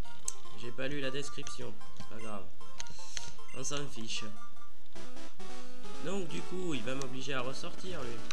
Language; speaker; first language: French; native; French